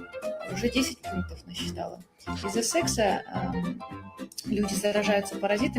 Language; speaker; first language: Russian; native; Russian